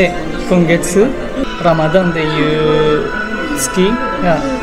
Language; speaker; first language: Japanese; non-native, fluent; Indonesian